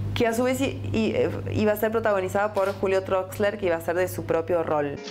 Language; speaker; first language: Spanish; early bilingual, heritage; Spanish